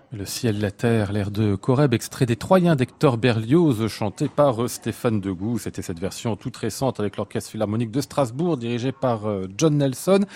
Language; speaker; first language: French; native; French